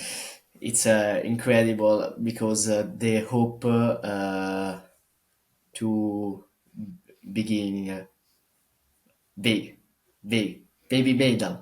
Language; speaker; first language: English; non-native, learner; Italian